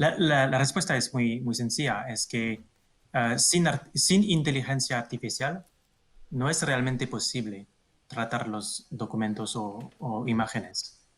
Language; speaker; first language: Spanish; non-native, fluent; French